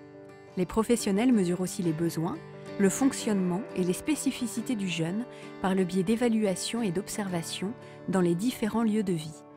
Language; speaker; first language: French; native; French